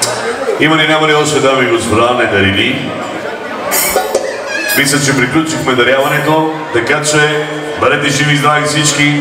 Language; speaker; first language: Bulgarian; non-native, local second language; Turkish